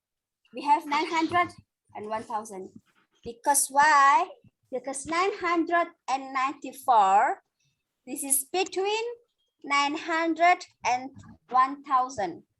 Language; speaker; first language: English; non-native, local second language; Indonesian